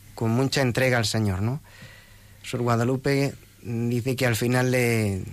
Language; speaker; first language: Spanish; native; Spanish